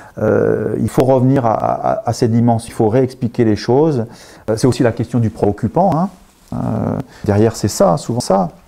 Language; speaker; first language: French; native; French